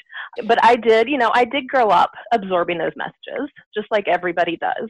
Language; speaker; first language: English; native; English